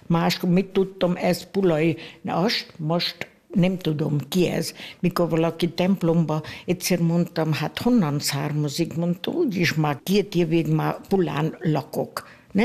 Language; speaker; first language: Hungarian; non-native, local second language; German